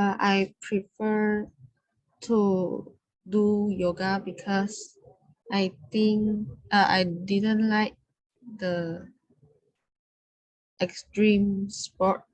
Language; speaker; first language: English; non-native, learner; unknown